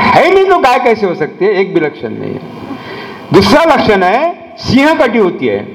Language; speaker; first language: Hindi; non-native, local second language; Marathi